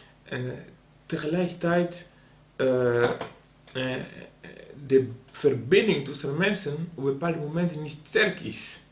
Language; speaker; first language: Dutch; non-native, local second language; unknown